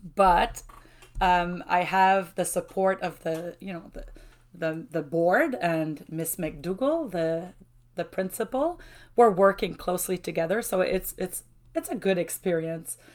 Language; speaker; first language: English; non-native, fluent; French